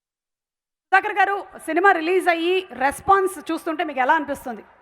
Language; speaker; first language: Telugu; native; Telugu